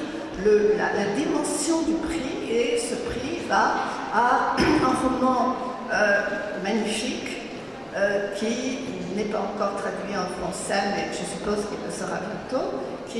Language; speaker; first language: French; native; French